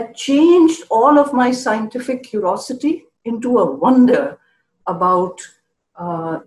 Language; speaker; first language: English; non-native, local second language; Urdu